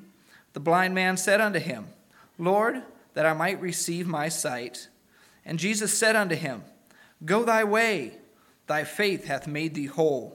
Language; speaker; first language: English; native; English